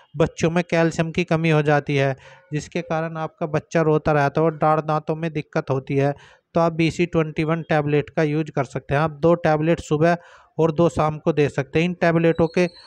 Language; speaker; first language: Hindi; native; Hindi